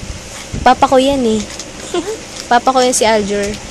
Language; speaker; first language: Filipino; native; Filipino